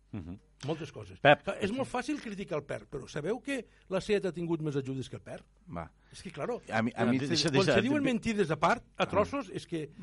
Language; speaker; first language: Catalan; native; Catalan